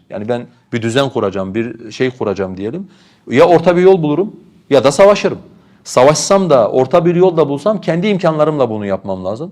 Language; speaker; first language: Turkish; non-native, local second language; Kurdish